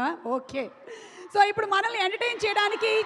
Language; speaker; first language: Telugu; native; Telugu